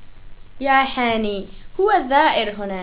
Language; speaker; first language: Arabic; non-native, learner; English